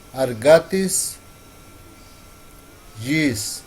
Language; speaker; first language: Greek; non-native, learner; Urdu